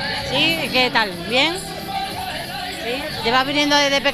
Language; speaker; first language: Spanish; native; Spanish